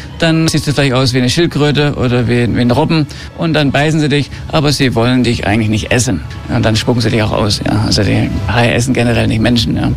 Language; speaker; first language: German; early bilingual, heritage; German